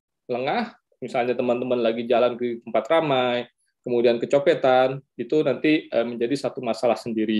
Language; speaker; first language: Indonesian; native; Indonesian